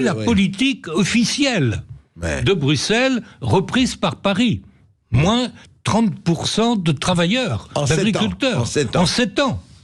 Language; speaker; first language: French; native; French